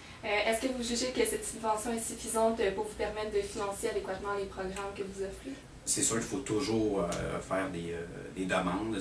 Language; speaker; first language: French; native; French